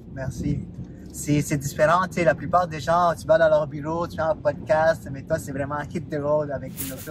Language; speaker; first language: French; non-native, fluent; Spanish